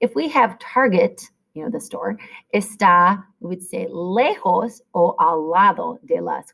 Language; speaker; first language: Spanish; non-native, fluent; English